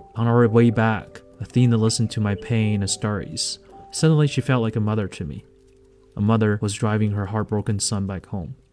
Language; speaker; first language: English; non-native, fluent; Chinese